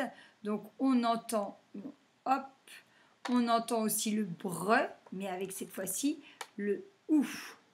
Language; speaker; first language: French; native; French